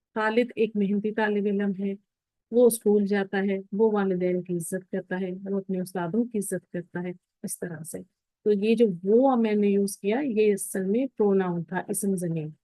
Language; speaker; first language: Urdu; native; Urdu